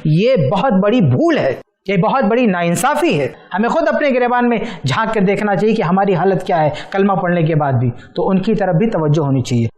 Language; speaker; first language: Urdu; native; Urdu